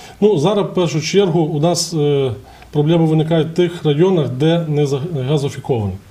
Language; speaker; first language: Ukrainian; native; Ukrainian